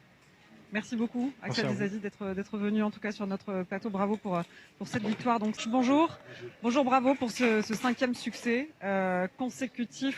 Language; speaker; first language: French; native; French